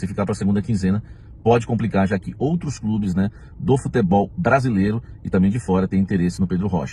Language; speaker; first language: Portuguese; native; Portuguese